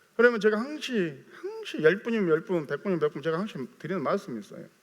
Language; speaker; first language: Korean; native; Korean